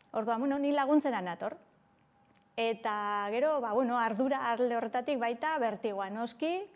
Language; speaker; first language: Basque; native; Basque